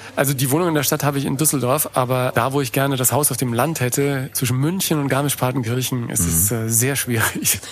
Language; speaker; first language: German; native; German